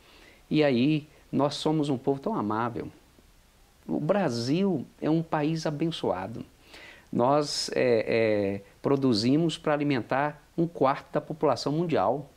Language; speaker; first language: Portuguese; native; Portuguese